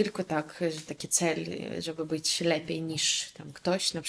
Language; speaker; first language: Polish; non-native, fluent; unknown